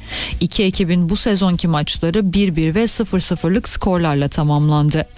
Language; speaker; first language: Turkish; native; Turkish